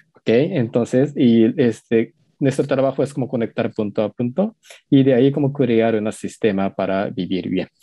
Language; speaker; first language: Spanish; non-native, learner; Japanese